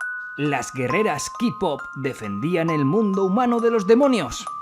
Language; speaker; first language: Spanish; native; Spanish